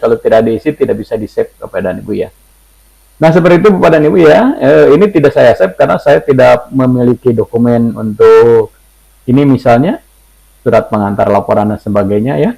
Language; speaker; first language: Indonesian; native; Indonesian